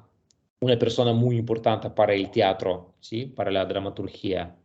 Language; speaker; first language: Spanish; non-native, learner; Russian